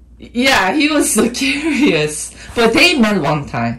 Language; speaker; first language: English; non-native, learner; Korean